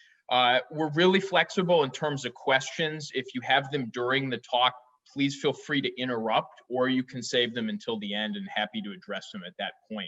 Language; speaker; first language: English; native; English